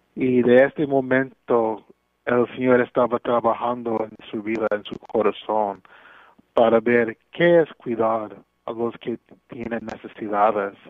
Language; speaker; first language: Spanish; non-native, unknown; English